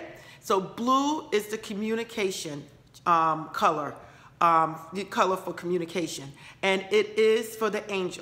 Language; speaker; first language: English; native; English